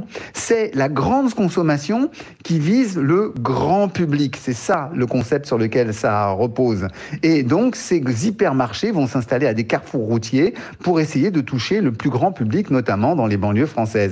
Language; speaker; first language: French; native; French